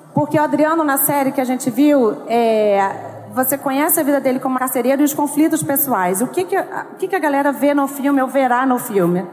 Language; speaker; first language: Portuguese; native; Portuguese